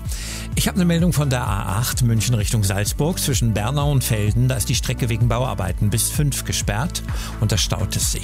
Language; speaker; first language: German; native; German